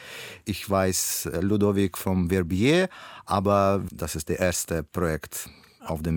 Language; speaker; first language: German; non-native, learner; Russian